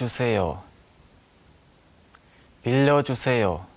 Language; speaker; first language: Korean; non-native, learner; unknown